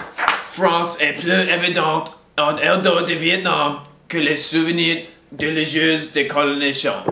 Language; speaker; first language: French; non-native, learner; English